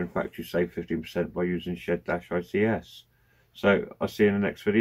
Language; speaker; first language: English; native; English